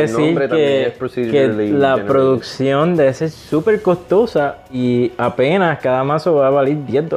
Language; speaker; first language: Spanish; native; Spanish